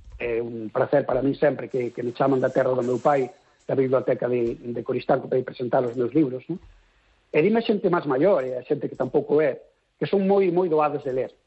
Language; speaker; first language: Galician; native; Galician